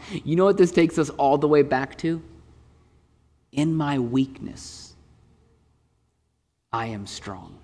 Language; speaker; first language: English; native; English